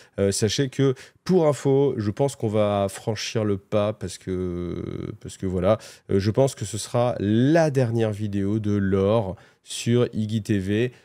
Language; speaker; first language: French; native; French